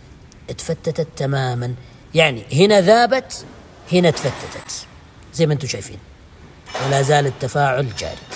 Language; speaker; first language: Arabic; native; Arabic